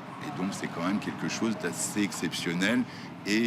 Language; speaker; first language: French; native; French